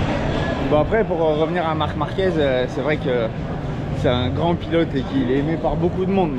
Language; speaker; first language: French; native; French